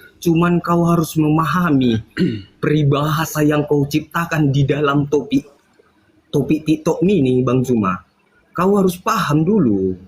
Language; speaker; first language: Indonesian; native; Indonesian